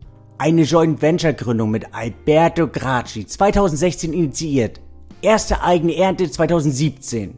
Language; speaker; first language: German; native; German